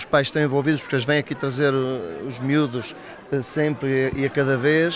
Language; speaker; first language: Portuguese; non-native, fluent; Spanish